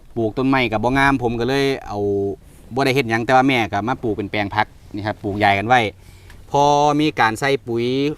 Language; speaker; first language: Thai; native; Thai